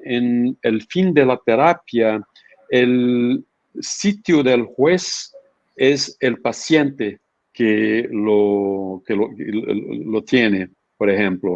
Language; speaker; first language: Spanish; non-native, fluent; Portuguese